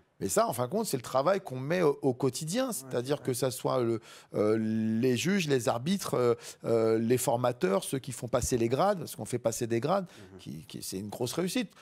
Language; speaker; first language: French; native; French